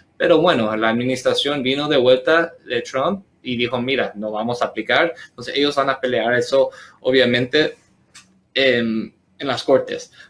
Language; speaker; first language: Spanish; early bilingual, heritage; Spanish